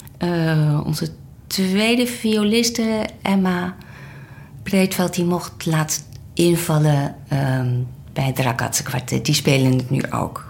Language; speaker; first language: Dutch; native; Dutch